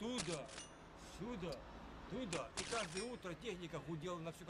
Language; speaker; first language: Russian; native; Russian